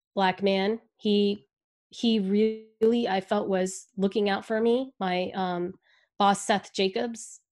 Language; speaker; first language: English; early bilingual, other home language; Hindi